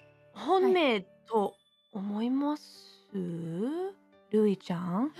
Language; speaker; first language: Japanese; non-native, learner; English